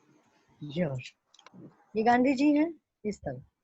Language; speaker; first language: Hindi; native; Hindi